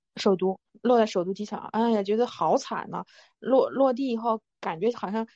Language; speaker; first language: Chinese; native; Chinese